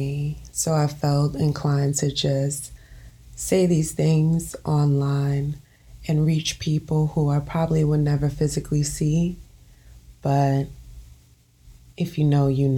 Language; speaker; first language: English; native; English